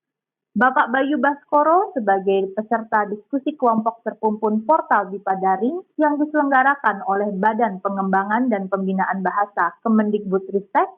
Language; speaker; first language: Indonesian; native; Indonesian